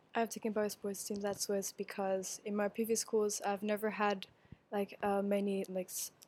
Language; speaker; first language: English; non-native, fluent; Indonesian